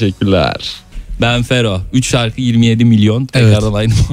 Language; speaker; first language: Turkish; native; Turkish